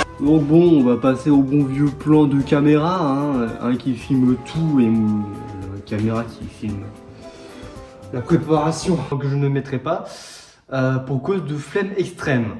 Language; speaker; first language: French; native; French